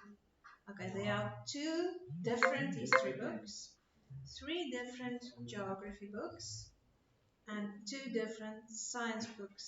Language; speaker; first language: English; non-native, local second language; Afrikaans